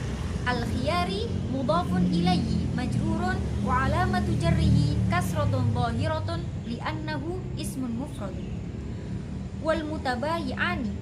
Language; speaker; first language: Arabic; non-native, learner; Indonesian